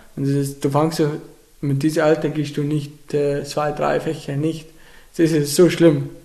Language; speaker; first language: German; non-native, learner; Arabic